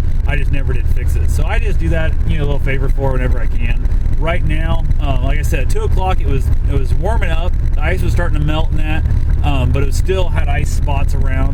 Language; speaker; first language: English; native; English